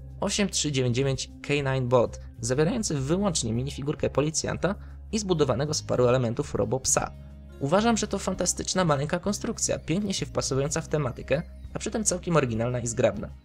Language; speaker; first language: Polish; native; Polish